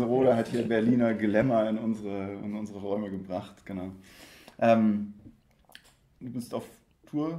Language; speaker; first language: German; native; German